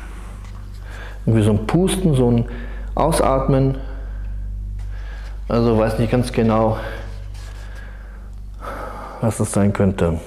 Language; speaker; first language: German; native; German